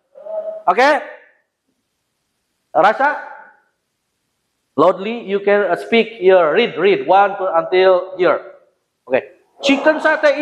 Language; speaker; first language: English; non-native, learner; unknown